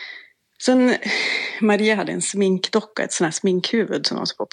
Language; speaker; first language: Swedish; native; Swedish